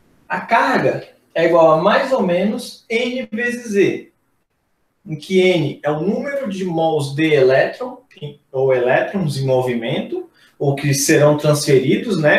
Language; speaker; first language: Portuguese; native; Portuguese